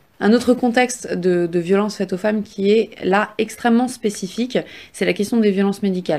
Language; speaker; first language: French; native; French